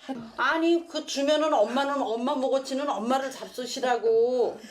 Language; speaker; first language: Korean; native; Korean